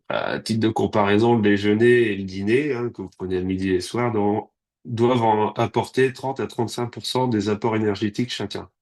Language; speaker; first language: French; native; French